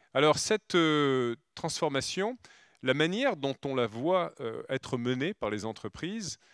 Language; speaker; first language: French; native; French